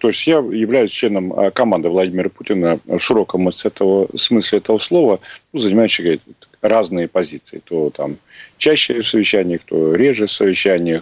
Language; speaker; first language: Russian; native; Russian